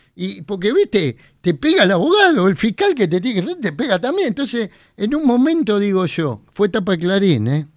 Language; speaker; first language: Spanish; native; Spanish